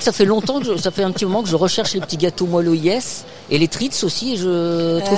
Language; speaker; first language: French; native; French